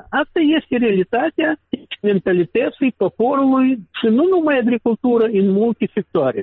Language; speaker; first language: Romanian; non-native, local second language; Russian